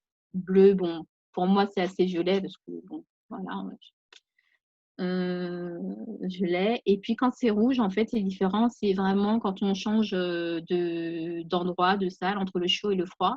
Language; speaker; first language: French; native; French